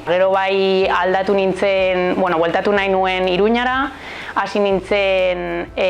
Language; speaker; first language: Basque; non-native, local second language; Spanish